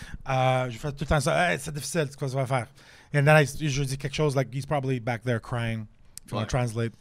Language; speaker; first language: French; non-native, fluent; English